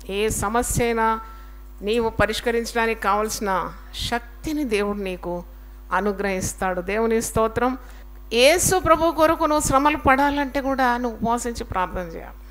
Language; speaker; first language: Telugu; native; Telugu